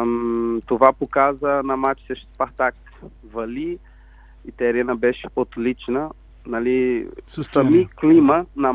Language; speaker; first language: Bulgarian; non-native, learner; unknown